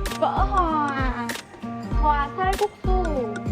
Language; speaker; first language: Korean; non-native, learner; Vietnamese